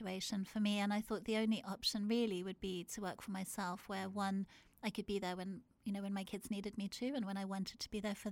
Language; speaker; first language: English; native; English